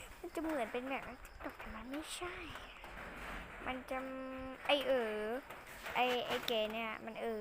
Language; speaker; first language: Thai; native; Thai